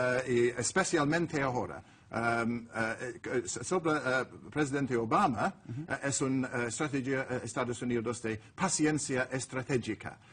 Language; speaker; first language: Spanish; non-native, learner; English